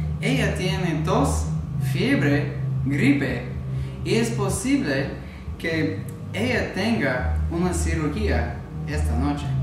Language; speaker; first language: Spanish; non-native, learner; English